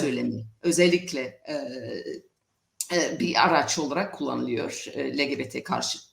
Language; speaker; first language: Turkish; non-native, fluent; English